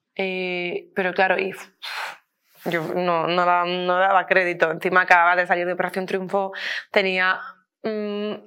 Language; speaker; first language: Spanish; native; Spanish